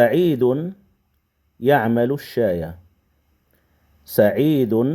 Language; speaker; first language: Arabic; non-native, fluent; Indonesian